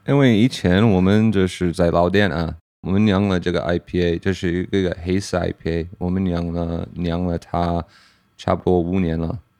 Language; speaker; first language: Chinese; non-native, fluent; English